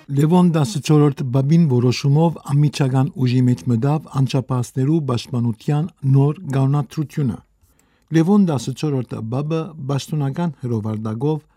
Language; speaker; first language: Armenian; native; Armenian